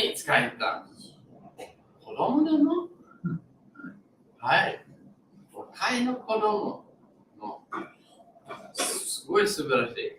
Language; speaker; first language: Japanese; non-native, learner; English